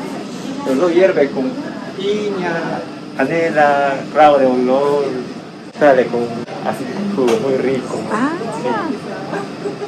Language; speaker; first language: Spanish; non-native, fluent; Japanese